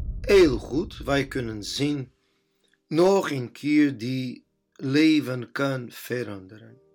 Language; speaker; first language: Dutch; non-native, fluent; Portuguese